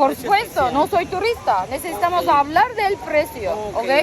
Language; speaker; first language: Spanish; non-native, learner; Turkish